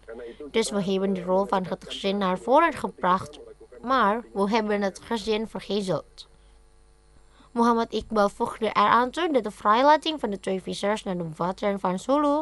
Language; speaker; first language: Dutch; non-native, fluent; Indonesian